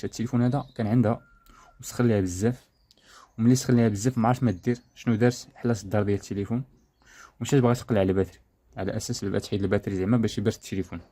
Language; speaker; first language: Arabic; native; Arabic